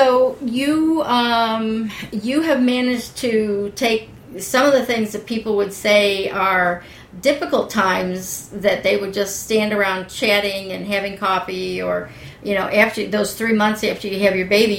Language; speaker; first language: English; native; English